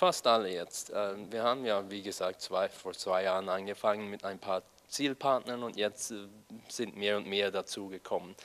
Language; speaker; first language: German; non-native, fluent; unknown